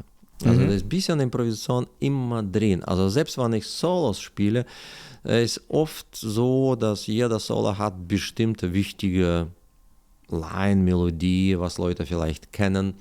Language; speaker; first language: German; non-native, learner; Russian